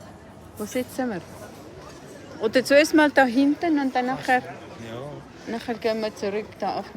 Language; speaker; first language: German; non-native, learner; Cebuano